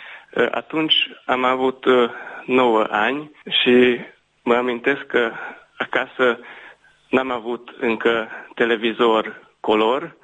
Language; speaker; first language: Romanian; early bilingual, heritage; Romanian